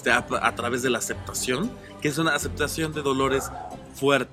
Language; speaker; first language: Spanish; native; Spanish